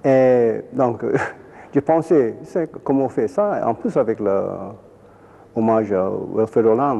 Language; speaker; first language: French; non-native, fluent; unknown